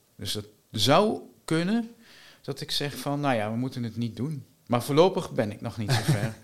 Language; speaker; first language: Dutch; native; Dutch